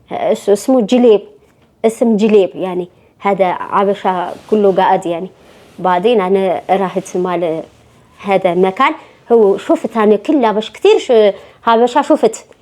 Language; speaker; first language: Arabic; non-native, learner; Amharic